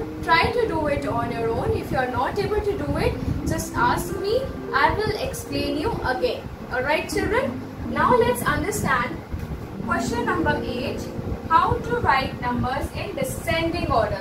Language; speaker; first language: English; non-native, local second language; Hindi